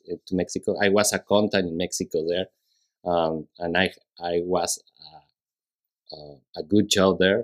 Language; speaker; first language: English; non-native, learner; Spanish